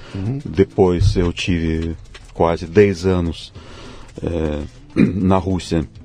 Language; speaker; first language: Portuguese; non-native, fluent; Russian